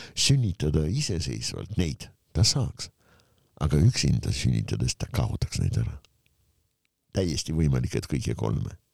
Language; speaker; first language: Estonian; non-native, local second language; Russian